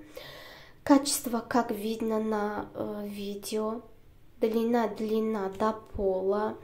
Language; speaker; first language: Russian; non-native, learner; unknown